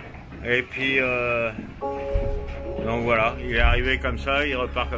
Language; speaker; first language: French; native; French